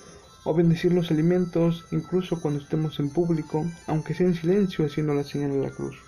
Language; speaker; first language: Spanish; native; Spanish